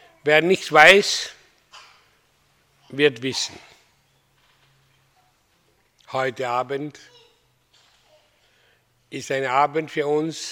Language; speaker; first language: German; non-native, learner; Hindi